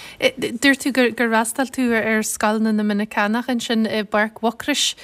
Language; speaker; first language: Irish; native; Irish